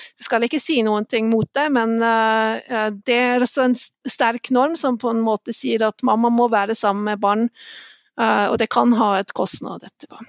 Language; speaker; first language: Norwegian; non-native, fluent; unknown